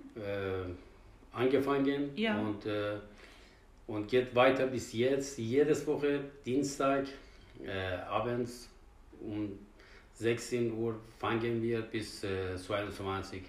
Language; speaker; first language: German; non-native, fluent; Persian